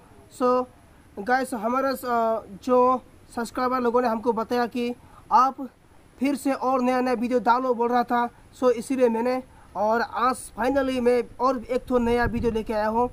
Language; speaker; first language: Hindi; non-native, local second language; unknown